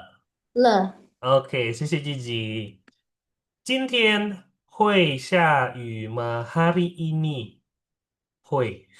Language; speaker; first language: Chinese; non-native, fluent; Indonesian